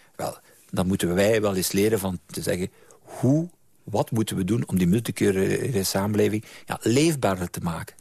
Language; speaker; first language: Dutch; native; Dutch